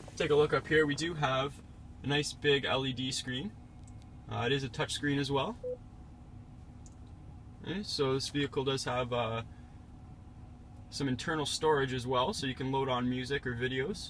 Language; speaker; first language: English; native; English